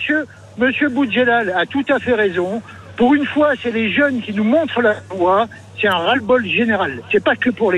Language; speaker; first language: French; native; French